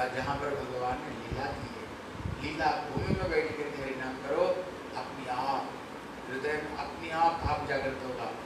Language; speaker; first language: Hindi; non-native, local second language; Bangla